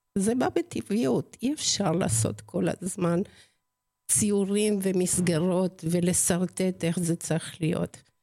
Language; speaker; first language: Hebrew; non-native, fluent; Spanish